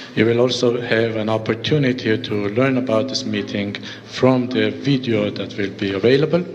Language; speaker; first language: English; non-native, fluent; Armenian